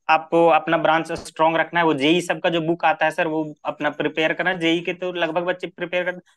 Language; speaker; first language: Hindi; native; Hindi